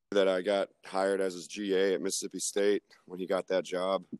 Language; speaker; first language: English; native; English